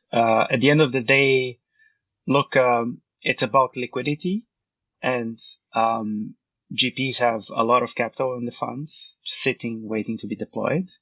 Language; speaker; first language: English; non-native, fluent; Portuguese